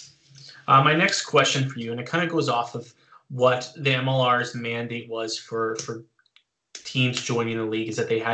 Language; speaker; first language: English; native; English